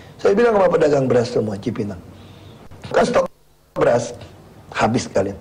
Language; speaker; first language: Indonesian; native; Indonesian